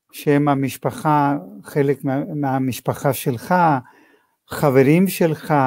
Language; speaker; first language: Hebrew; non-native, fluent; Spanish